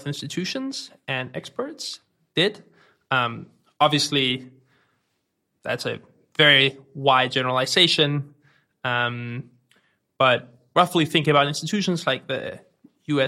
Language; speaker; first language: English; non-native, fluent; Danish